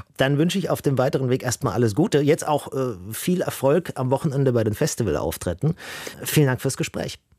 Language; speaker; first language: German; native; German